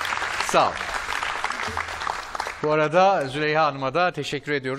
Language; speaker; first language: Turkish; native; Turkish